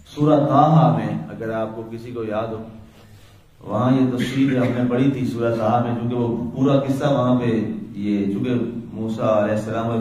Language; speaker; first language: Urdu; native; Urdu